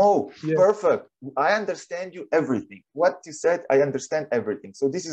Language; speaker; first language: English; non-native, fluent; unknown